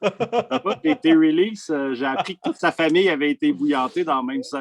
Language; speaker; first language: French; native; French